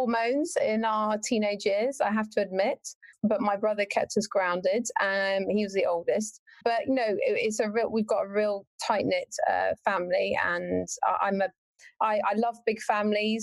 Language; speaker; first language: English; native; English